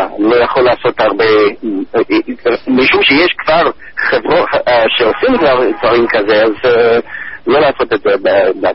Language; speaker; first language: Hebrew; non-native, fluent; English